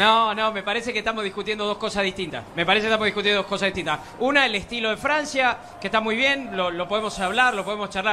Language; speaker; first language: Spanish; native; Spanish